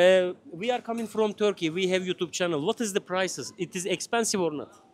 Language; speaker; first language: English; non-native, learner; Turkish